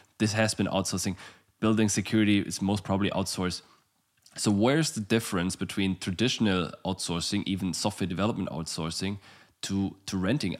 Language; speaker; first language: English; non-native, fluent; German